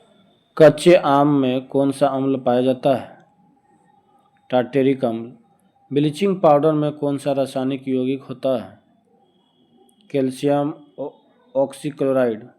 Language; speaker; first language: Hindi; native; Hindi